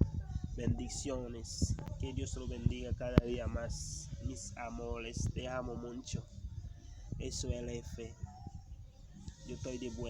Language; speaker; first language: Spanish; non-native, learner; Haitian Creole